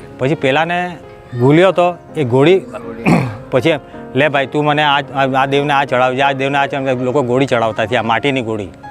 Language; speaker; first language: Gujarati; native; Gujarati